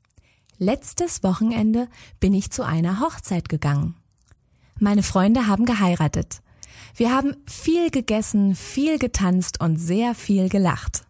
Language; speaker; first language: German; native; German